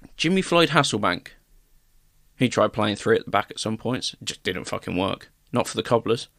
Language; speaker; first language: English; native; English